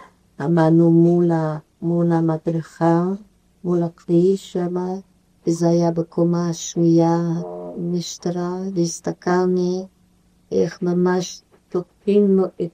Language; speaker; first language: Hebrew; non-native, fluent; Yiddish